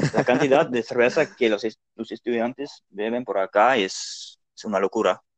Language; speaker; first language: Spanish; non-native, fluent; Dutch